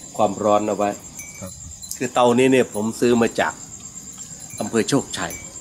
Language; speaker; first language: Thai; native; Thai